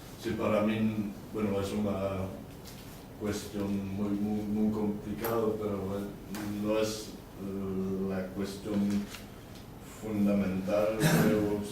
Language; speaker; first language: Spanish; non-native, learner; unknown